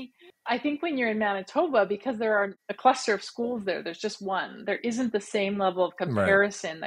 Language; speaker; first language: English; native; English